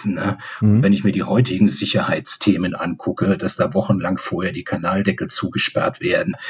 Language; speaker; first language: German; native; German